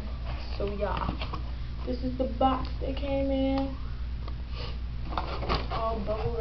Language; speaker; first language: English; native; English